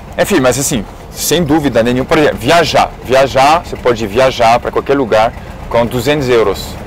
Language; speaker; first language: Portuguese; non-native, fluent; French